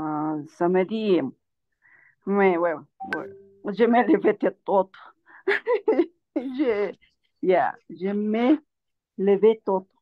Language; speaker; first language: French; non-native, learner; Spanish